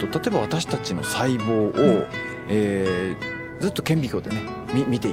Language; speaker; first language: Japanese; native; Japanese